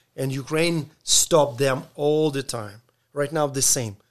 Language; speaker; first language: English; non-native, learner; Ukrainian